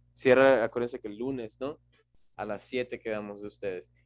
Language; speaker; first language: Spanish; native; Spanish